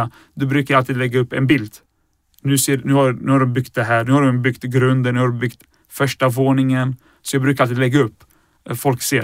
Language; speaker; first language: Swedish; early bilingual, other home language; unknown